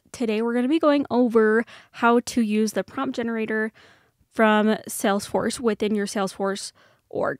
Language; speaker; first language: English; native; English